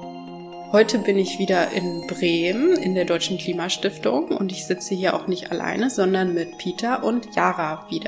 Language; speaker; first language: German; native; German